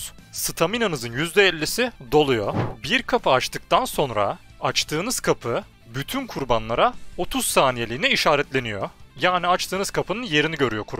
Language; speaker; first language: Turkish; native; Turkish